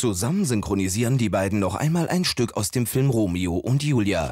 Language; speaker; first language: German; native; German